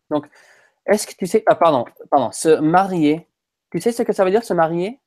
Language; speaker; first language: French; non-native, fluent; English